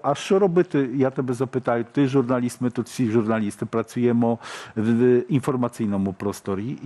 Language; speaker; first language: Polish; non-native, learner; Ukrainian